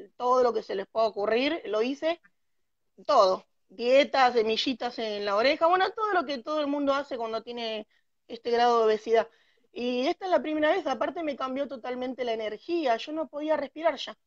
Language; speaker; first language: Spanish; native; Spanish